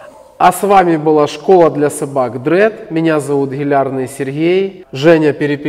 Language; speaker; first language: Russian; native; Russian